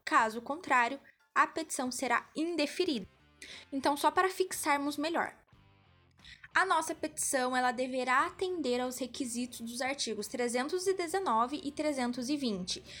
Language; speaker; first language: Portuguese; native; Portuguese